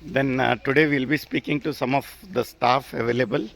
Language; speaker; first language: English; non-native, local second language; Telugu